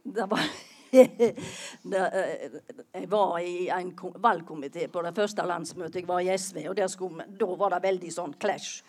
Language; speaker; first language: Norwegian; native; Norwegian